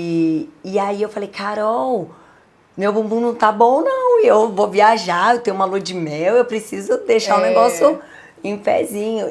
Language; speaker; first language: Portuguese; native; Portuguese